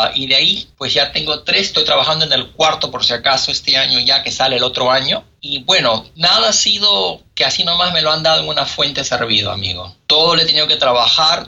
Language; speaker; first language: Spanish; native; Spanish